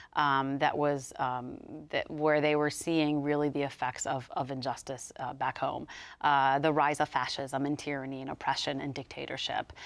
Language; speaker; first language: English; native; English